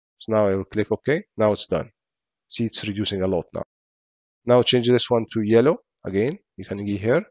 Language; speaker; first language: English; non-native, fluent; Arabic